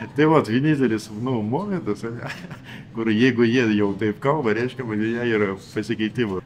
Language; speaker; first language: Lithuanian; non-native, local second language; Russian